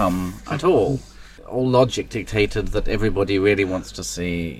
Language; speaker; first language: English; native; English